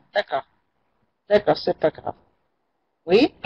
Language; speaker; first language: French; non-native, fluent; Arabic